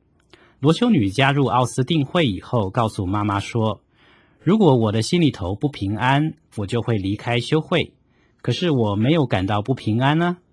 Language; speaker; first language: Chinese; native; Chinese